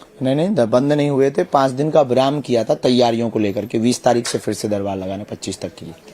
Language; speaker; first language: Hindi; native; Hindi